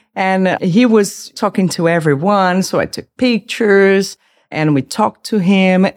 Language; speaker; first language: English; non-native, fluent; Portuguese